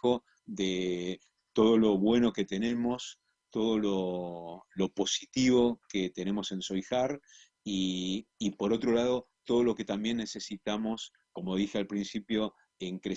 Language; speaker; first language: Spanish; native; Spanish